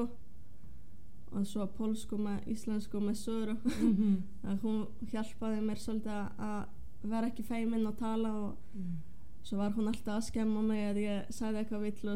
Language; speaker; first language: Icelandic; non-native, fluent; Polish